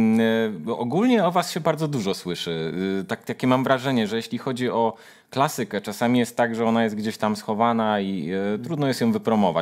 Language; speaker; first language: Polish; native; Polish